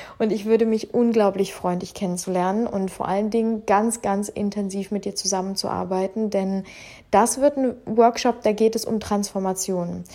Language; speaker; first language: German; early bilingual, other home language; Russian